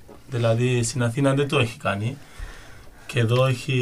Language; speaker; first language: Greek; non-native, learner; Spanish